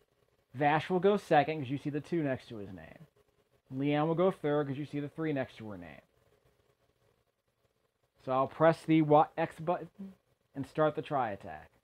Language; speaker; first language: English; native; English